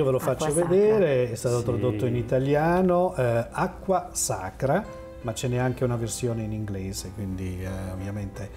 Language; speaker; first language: Italian; native; Italian